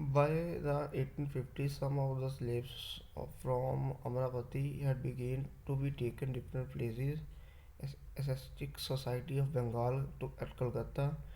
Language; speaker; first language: English; non-native, local second language; Punjabi